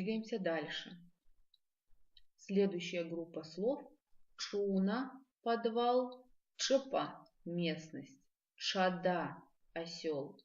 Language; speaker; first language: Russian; non-native, local second language; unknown